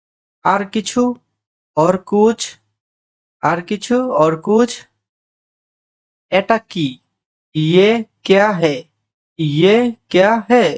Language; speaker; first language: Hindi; non-native, fluent; Bangla